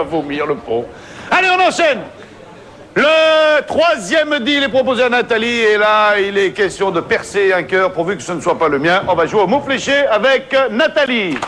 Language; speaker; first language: French; native; French